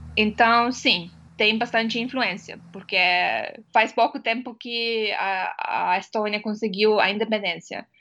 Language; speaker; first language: Portuguese; non-native, fluent; Estonian